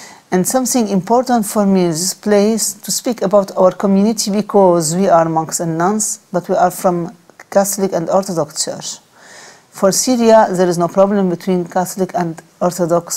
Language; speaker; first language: English; non-native, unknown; Arabic